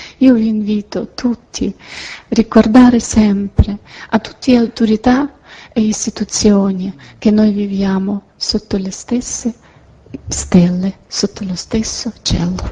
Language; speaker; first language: Italian; non-native, fluent; Ukrainian